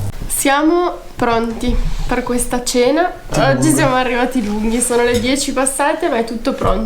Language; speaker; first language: Italian; non-native, fluent; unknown